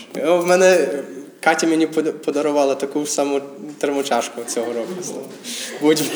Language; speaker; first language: Ukrainian; non-native, fluent; English